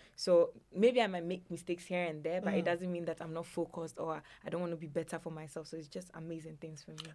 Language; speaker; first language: English; non-native, local second language; Ewe